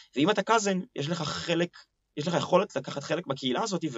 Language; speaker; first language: Hebrew; native; Hebrew